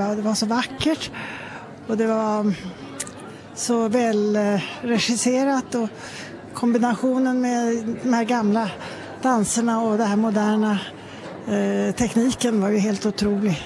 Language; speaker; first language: Swedish; native; Swedish